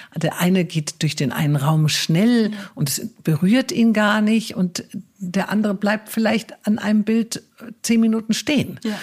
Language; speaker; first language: German; native; German